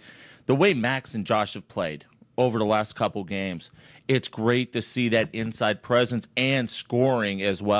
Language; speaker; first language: English; native; English